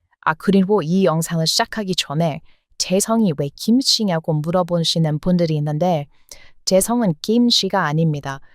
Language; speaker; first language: Korean; non-native, fluent; English